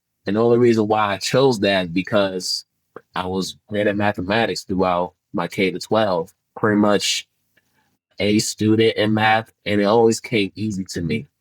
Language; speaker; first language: English; early bilingual, other home language; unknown